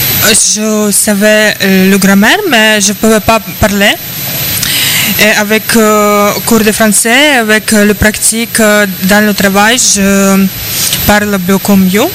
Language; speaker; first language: French; non-native, learner; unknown